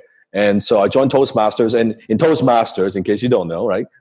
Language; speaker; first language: English; non-native, local second language; Cantonese